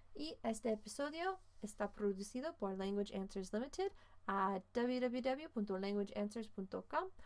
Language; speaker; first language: Spanish; non-native, fluent; English